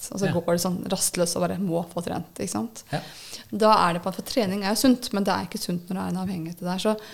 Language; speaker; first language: Norwegian; native; Norwegian